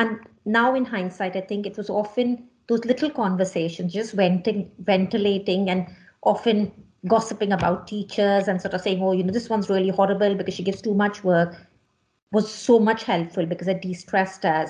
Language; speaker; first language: English; non-native, local second language; Hindi